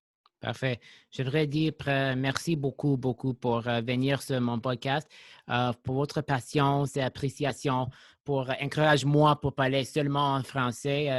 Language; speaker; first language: French; non-native, local second language; English